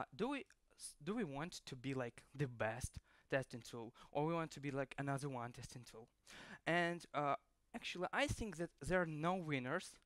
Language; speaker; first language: English; non-native, fluent; Ukrainian